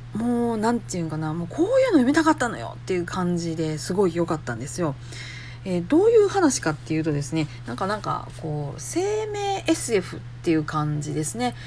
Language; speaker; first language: Japanese; native; Japanese